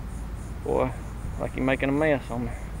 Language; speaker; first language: English; native; English